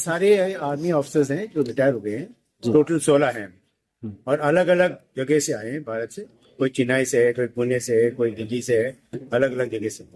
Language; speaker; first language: Hindi; non-native, local second language; Malayalam